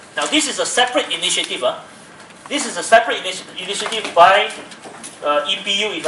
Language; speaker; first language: English; non-native, local second language; Chinese